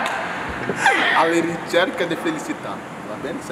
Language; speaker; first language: Italian; non-native, learner; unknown